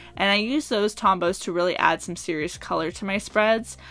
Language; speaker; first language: English; native; English